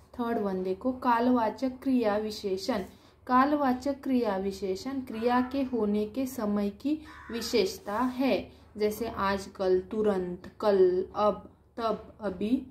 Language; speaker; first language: Hindi; non-native, local second language; Marathi